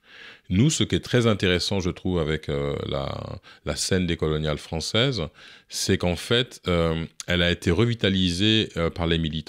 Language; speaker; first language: French; native; French